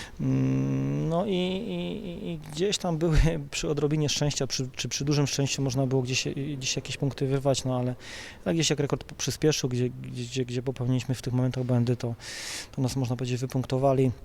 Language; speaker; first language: Polish; native; Polish